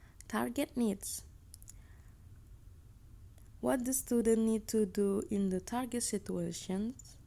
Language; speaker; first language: English; non-native, learner; Indonesian